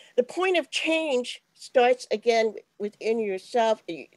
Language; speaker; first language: English; native; English